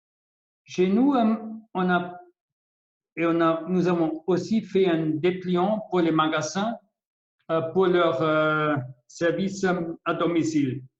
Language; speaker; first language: French; non-native, fluent; German